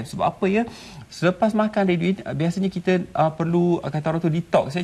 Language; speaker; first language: Malay; native; Malay